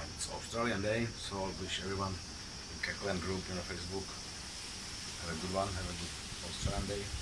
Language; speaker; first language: English; non-native, fluent; Czech